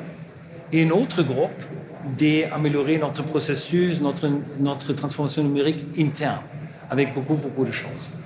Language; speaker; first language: French; non-native, learner; German